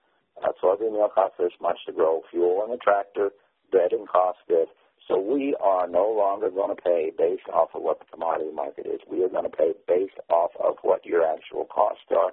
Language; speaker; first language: English; native; English